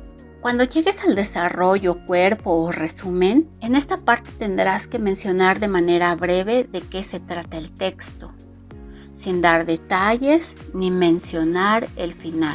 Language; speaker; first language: Spanish; native; Spanish